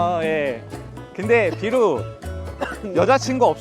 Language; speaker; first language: Korean; native; Korean